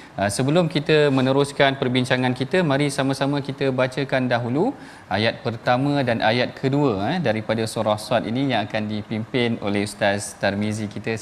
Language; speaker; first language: Malay; native; Malay